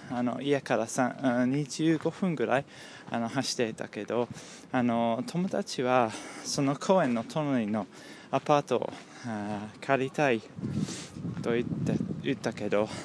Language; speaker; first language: Japanese; non-native, learner; English